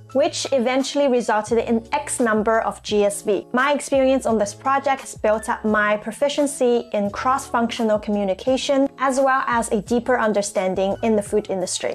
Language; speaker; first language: English; non-native, fluent; Chinese